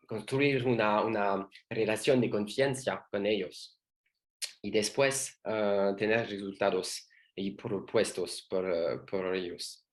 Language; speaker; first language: Spanish; non-native, learner; French